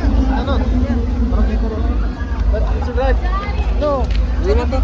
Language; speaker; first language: English; non-native, learner; French